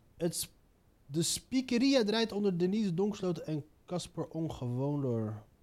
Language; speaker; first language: Dutch; native; Dutch